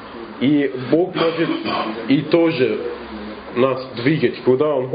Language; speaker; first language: Russian; non-native, fluent; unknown